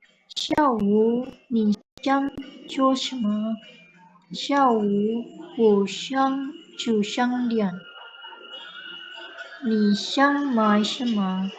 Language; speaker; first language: Chinese; non-native, learner; Indonesian